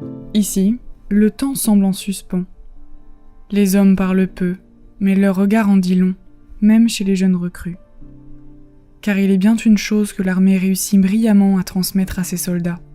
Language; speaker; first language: French; native; French